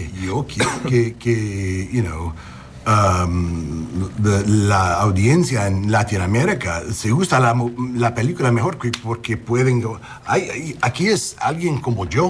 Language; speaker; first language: Spanish; early bilingual, heritage; Spanish